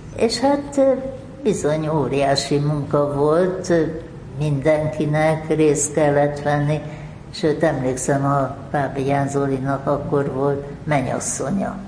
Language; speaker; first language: Hungarian; native; Hungarian